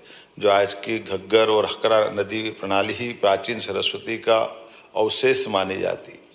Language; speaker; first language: Hindi; native; Hindi